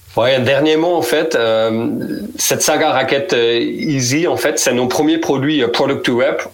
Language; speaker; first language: French; non-native, fluent; Dutch